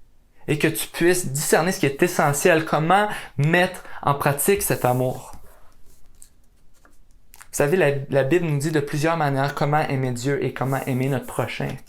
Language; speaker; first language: French; native; French